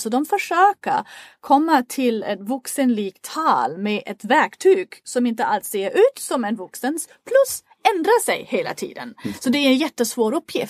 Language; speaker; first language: Swedish; non-native, fluent; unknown